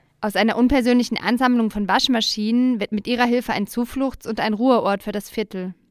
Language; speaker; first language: German; native; German